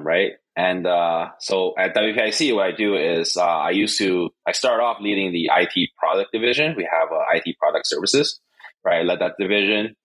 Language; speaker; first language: English; non-native, fluent; Chinese